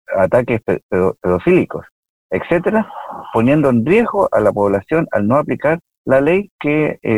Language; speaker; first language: Spanish; native; Spanish